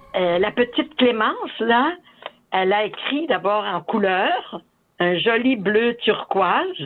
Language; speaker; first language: French; native; French